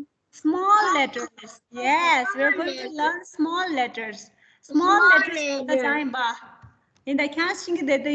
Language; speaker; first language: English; non-native, learner; Tibetan